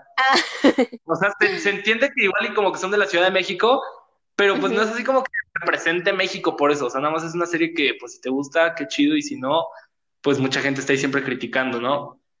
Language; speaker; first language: Spanish; native; Spanish